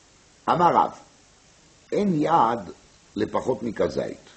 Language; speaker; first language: Hebrew; non-native, fluent; French